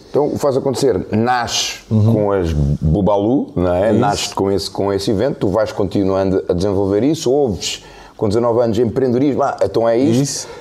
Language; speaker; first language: Portuguese; native; Portuguese